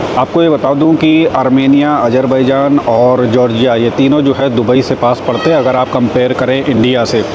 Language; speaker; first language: Hindi; native; Hindi